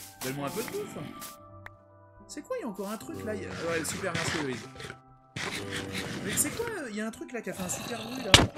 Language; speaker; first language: French; native; French